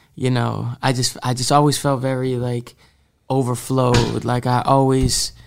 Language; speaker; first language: English; native; English